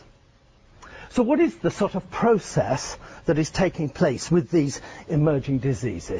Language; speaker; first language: English; native; English